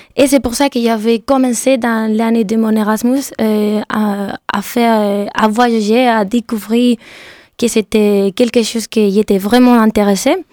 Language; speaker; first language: French; non-native, learner; Spanish